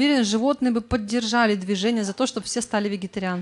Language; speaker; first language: Russian; native; Russian